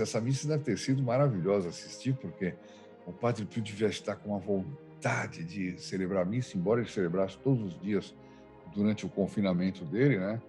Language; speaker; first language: Portuguese; native; Portuguese